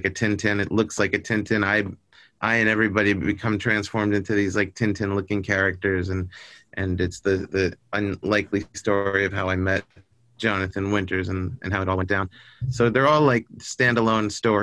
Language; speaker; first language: English; native; English